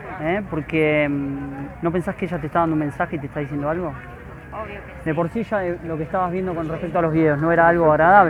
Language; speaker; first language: Spanish; native; Spanish